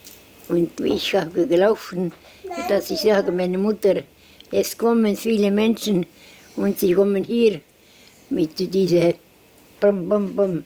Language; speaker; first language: German; non-native, learner; Estonian